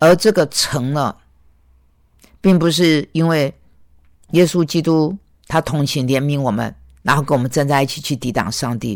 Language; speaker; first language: Chinese; native; Chinese